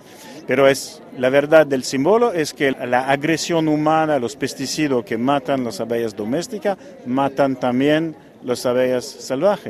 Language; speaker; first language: Spanish; non-native, fluent; French